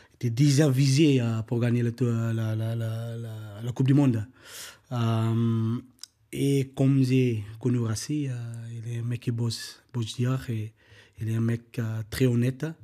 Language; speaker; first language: French; non-native, learner; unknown